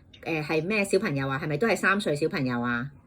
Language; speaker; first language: Cantonese; native; Cantonese